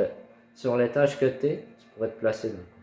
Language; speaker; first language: French; native; French